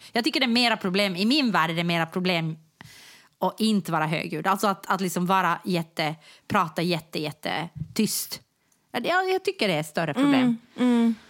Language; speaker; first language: Swedish; native; Swedish